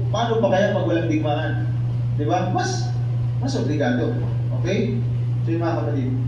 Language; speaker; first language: Filipino; non-native, local second language; Cebuano